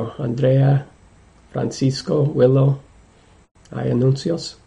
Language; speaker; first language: Spanish; non-native, fluent; English